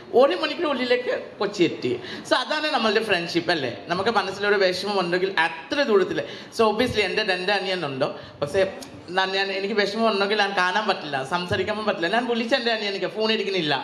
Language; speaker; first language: Malayalam; non-native, learner; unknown